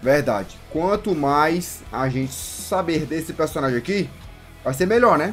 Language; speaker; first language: Portuguese; native; Portuguese